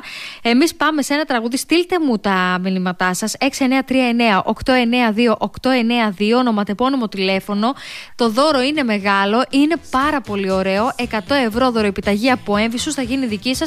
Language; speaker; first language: Greek; native; Greek